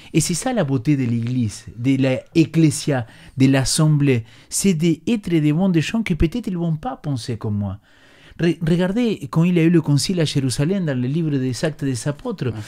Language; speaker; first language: French; non-native, fluent; Spanish